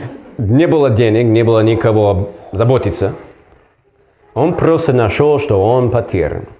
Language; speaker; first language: Russian; non-native, learner; English